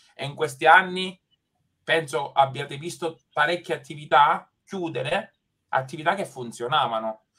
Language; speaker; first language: Italian; native; Italian